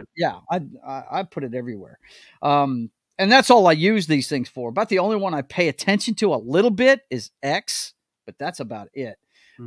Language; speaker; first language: English; native; English